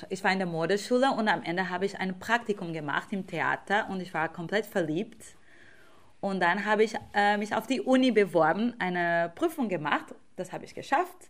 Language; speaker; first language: German; non-native, fluent; Portuguese